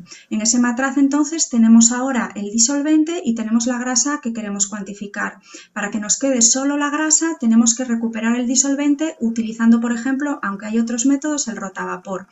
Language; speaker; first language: Spanish; native; Spanish